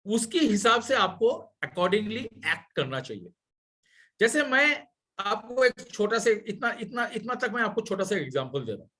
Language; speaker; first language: Hindi; non-native, local second language; Bangla